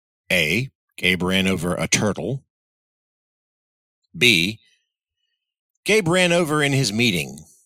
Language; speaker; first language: English; native; English